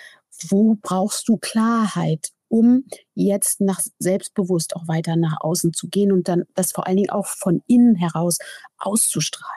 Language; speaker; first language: German; native; German